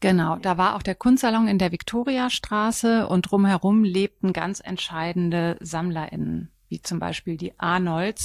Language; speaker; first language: German; native; German